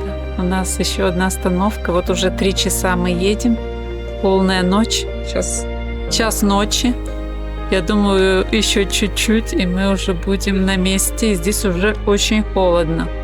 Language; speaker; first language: Russian; native; Russian